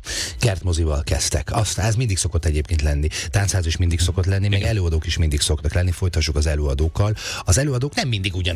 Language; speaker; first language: Hungarian; native; Hungarian